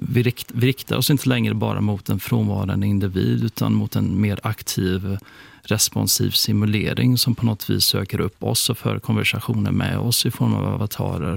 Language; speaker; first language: Swedish; native; Swedish